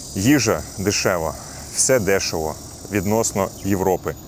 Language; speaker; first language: Ukrainian; non-native, local second language; Russian